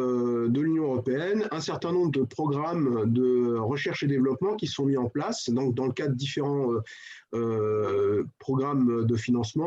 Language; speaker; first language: French; native; French